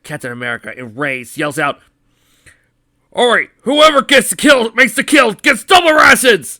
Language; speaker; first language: English; native; English